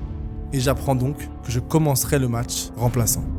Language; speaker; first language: French; native; French